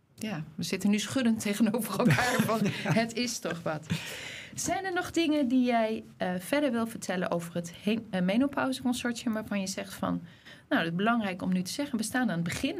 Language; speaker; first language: Dutch; native; Dutch